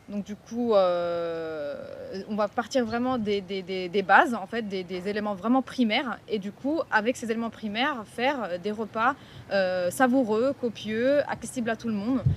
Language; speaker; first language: French; non-native, local second language; Arabic